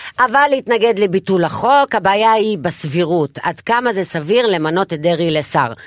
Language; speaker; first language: Hebrew; non-native, local second language; Arabic